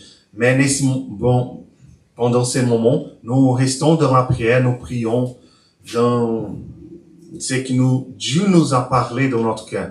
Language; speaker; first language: French; non-native, learner; Portuguese